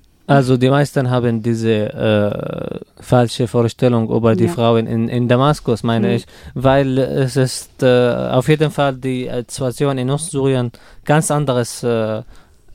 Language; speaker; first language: German; non-native, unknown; Arabic